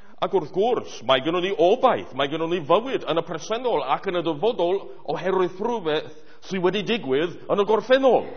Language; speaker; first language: Welsh; non-native, fluent; English